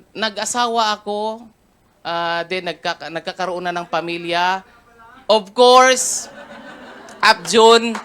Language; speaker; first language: Filipino; non-native, local second language; Cebuano